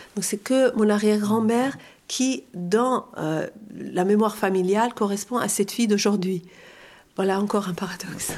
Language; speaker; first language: French; non-native, fluent; Persian